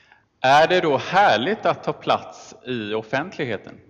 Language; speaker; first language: Swedish; native; Swedish